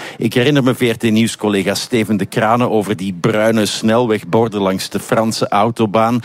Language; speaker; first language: Dutch; native; Dutch